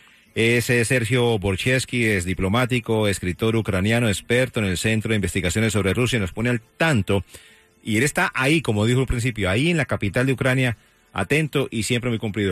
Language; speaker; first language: Spanish; native; Spanish